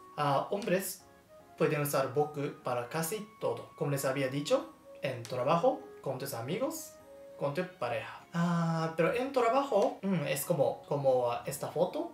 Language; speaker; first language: Spanish; non-native, learner; Japanese